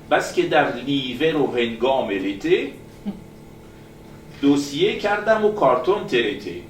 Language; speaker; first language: French; non-native, fluent; Persian